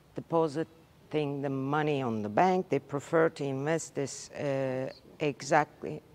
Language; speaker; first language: English; non-native, learner; Turkish